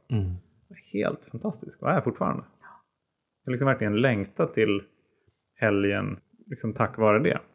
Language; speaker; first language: Swedish; native; Swedish